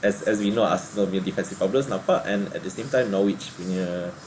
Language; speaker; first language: English; non-native, local second language; Malay